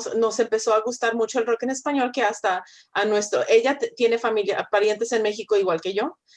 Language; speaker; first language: Spanish; early bilingual, heritage; Spanish